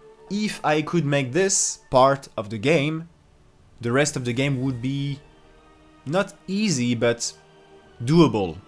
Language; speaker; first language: English; non-native, fluent; French